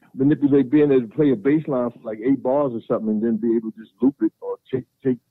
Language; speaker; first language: English; native; English